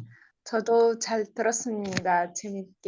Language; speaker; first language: Korean; non-native, learner; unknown